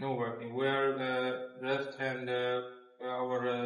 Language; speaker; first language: English; non-native, learner; Urdu